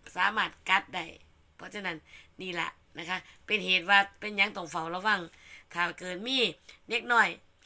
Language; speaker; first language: Thai; native; Thai